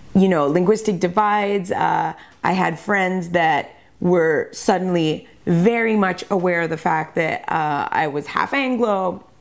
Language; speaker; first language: English; early bilingual, other home language; French